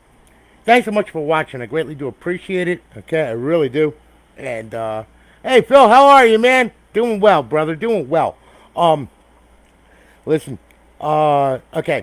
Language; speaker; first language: English; native; English